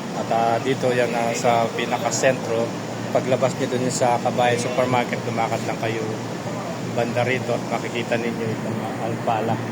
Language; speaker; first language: Filipino; non-native, local second language; Pampanga